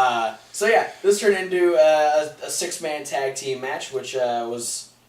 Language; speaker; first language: English; native; English